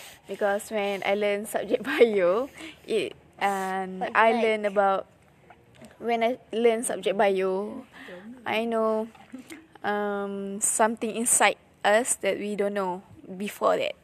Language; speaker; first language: English; non-native, learner; Malay